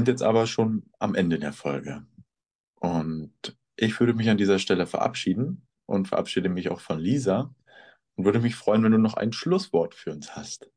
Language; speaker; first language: German; native; German